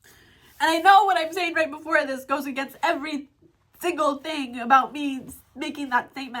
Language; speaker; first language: English; native; English